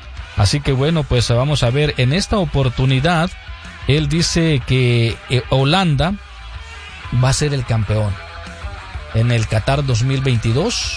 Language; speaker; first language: Spanish; native; Spanish